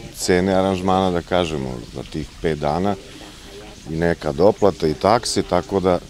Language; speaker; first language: Croatian; non-native, local second language; Slovak